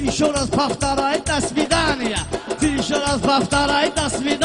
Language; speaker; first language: Russian; non-native, learner; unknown